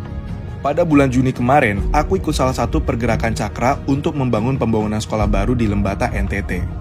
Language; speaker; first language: Indonesian; native; Indonesian